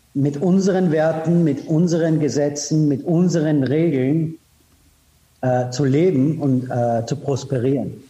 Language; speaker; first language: German; non-native, fluent; Persian